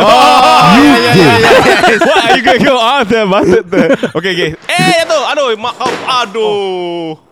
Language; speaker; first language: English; non-native, local second language; Malay